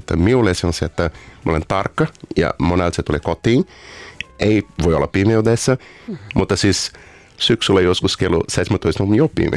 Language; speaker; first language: Finnish; non-native, fluent; Portuguese